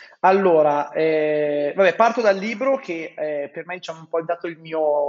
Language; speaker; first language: Italian; native; Italian